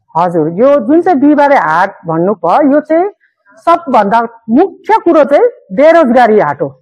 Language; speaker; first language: Nepali; native; Nepali